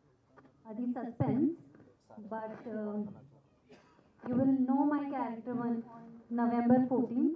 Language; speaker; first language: Telugu; non-native, fluent; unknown